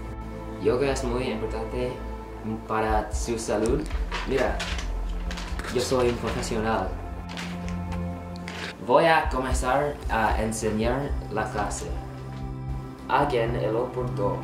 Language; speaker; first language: Spanish; non-native, learner; English